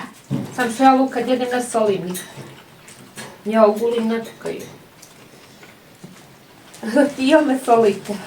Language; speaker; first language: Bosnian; non-native, learner; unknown